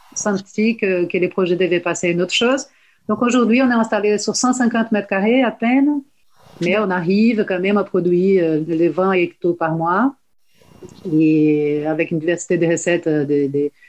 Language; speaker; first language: French; non-native, fluent; Portuguese